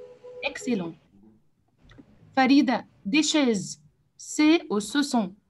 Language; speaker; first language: French; non-native, fluent; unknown